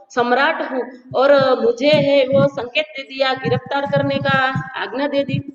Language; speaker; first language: Hindi; non-native, local second language; Gujarati